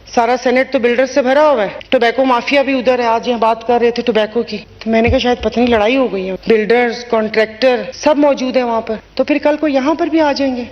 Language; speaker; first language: Urdu; non-native, local second language; Sindhi